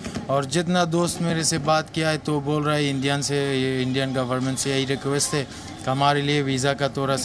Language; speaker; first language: Hindi; non-native, fluent; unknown